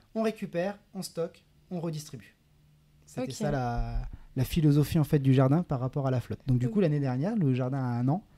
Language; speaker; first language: French; native; French